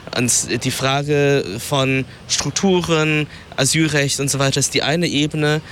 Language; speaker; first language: German; early bilingual, other home language; Vietnamese